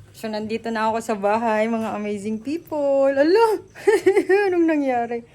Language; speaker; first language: Filipino; non-native, local second language; Iloko